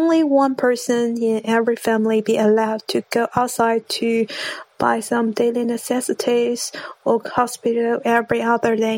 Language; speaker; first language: English; non-native, fluent; Chinese